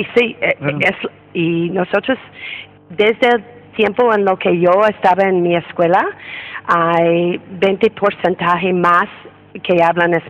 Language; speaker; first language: Spanish; non-native, fluent; English